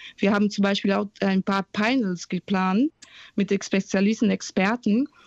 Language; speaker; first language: German; non-native, fluent; Portuguese